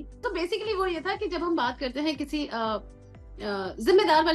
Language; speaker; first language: Hindi; native; Hindi